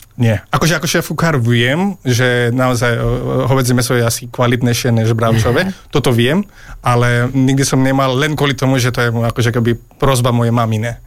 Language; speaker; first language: Slovak; non-native, fluent; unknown